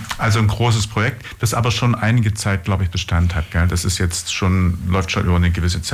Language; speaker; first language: German; native; German